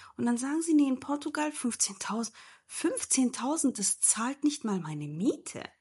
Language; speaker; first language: German; early bilingual, other home language; Turkish